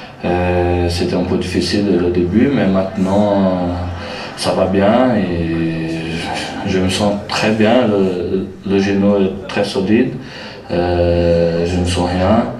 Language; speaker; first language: French; non-native, fluent; Portuguese